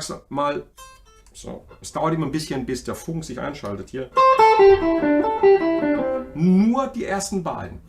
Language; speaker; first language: German; native; German